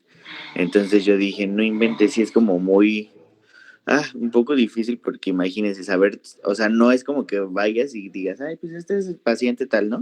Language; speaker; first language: Spanish; native; Spanish